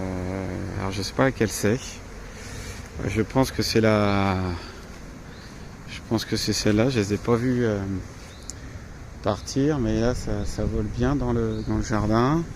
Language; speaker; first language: French; native; French